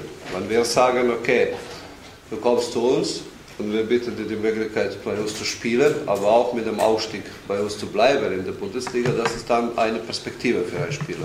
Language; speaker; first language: German; non-native, fluent; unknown